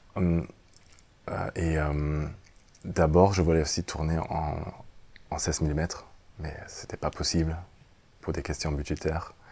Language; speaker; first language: French; non-native, fluent; German